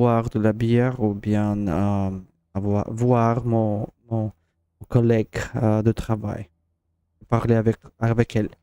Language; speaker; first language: French; non-native, learner; Russian